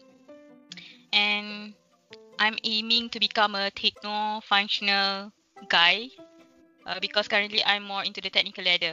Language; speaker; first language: English; non-native, local second language; Malay